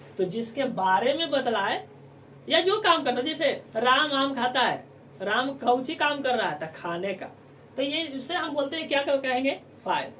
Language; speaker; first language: Hindi; native; Hindi